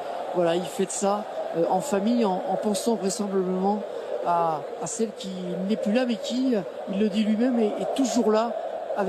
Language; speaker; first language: French; native; French